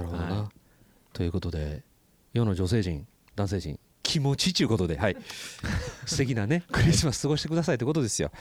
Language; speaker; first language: Japanese; native; Japanese